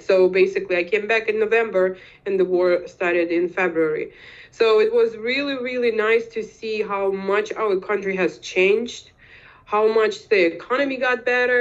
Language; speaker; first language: English; non-native, fluent; Ukrainian